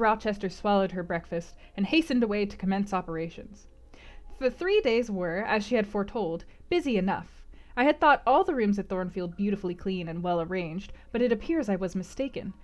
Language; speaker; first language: English; native; English